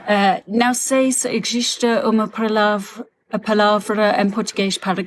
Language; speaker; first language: Portuguese; non-native, learner; English